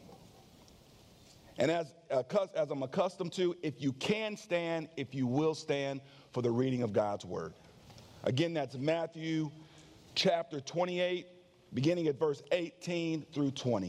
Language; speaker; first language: English; native; English